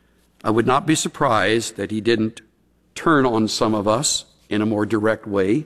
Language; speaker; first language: English; native; English